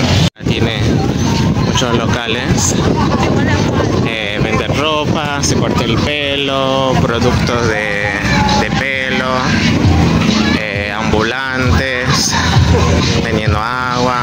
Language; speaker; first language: Spanish; non-native, fluent; Portuguese